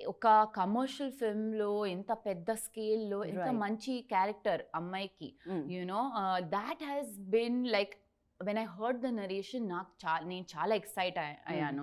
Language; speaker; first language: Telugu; non-native, learner; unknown